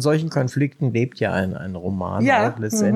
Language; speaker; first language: German; native; German